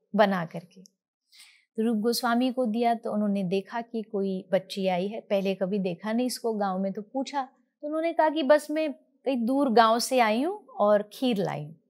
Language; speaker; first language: Hindi; native; Hindi